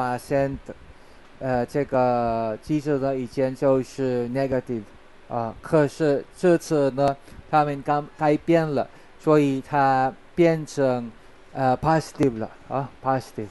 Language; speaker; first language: Chinese; non-native, fluent; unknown